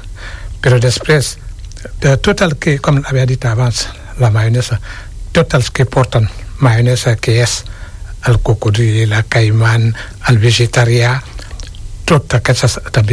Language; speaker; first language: Catalan; non-native, fluent; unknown